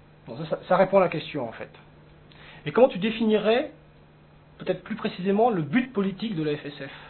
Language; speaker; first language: French; native; French